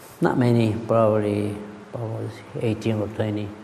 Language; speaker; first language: English; non-native, learner; Spanish